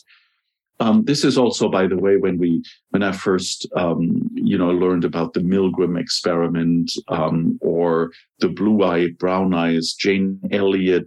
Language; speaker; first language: English; non-native, fluent; German